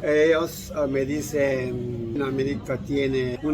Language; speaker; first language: Spanish; non-native, learner; Korean